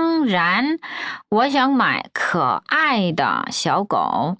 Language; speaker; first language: Chinese; non-native, fluent; Korean